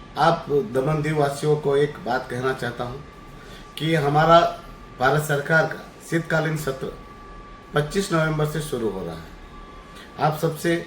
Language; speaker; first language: Hindi; non-native, local second language; Gujarati